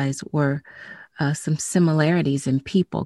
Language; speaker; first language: English; native; English